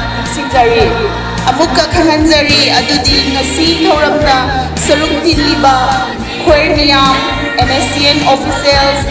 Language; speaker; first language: Manipuri; non-native, local second language; Rongmei Naga